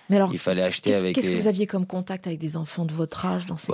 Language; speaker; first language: French; native; French